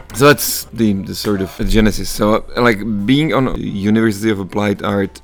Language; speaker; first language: English; non-native, fluent; Czech